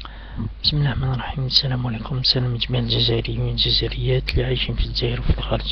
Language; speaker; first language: Arabic; native; Arabic